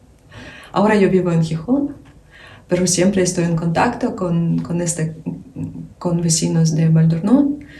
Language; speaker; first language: Spanish; non-native, fluent; Ukrainian